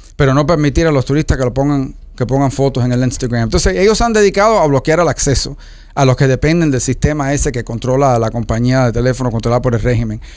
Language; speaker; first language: Spanish; early bilingual, heritage; Spanish